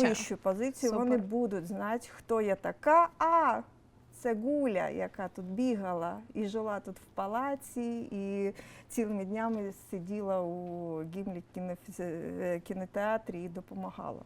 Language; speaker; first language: Ukrainian; non-native, local second language; Russian